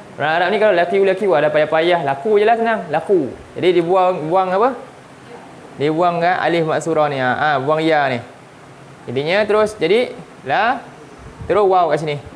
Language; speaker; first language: Malay; native; Malay